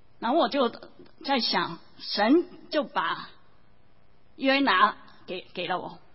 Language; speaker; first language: Chinese; non-native, local second language; Cantonese